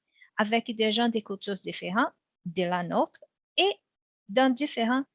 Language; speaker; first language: French; non-native, fluent; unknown